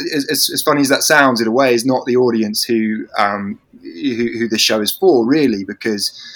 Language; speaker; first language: English; native; English